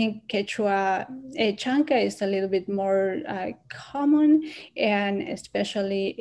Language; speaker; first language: English; non-native, fluent; Quechua